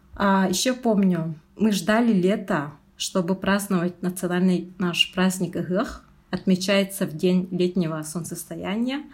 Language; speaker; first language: Russian; non-native, local second language; Yakut